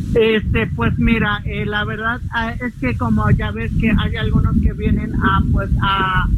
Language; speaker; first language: Spanish; native; Spanish